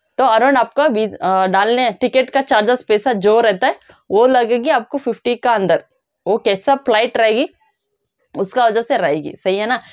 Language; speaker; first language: Hindi; non-native, local second language; Kannada